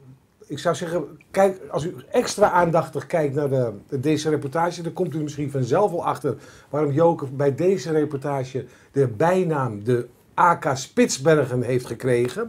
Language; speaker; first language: Dutch; native; Dutch